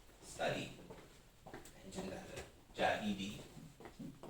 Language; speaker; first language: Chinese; non-native, learner; English